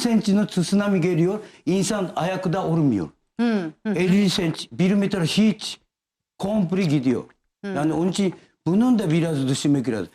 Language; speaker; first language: Turkish; non-native, learner; Japanese